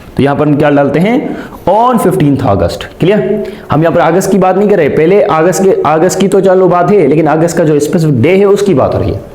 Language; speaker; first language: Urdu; non-native, local second language; Sindhi